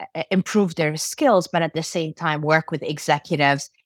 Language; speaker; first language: English; non-native, fluent; Arabic